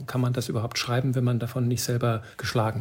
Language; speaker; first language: German; native; German